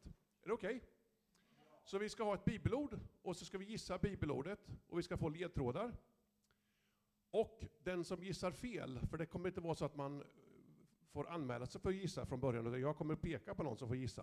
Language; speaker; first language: Swedish; native; Swedish